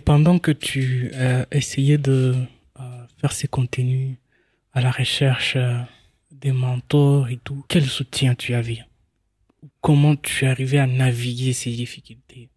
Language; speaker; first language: French; non-native, local second language; Swahili